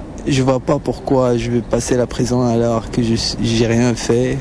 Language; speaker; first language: French; non-native, local second language; Arabic